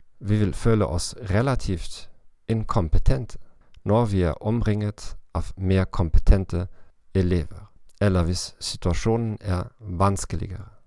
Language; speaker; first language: Norwegian; non-native, learner; German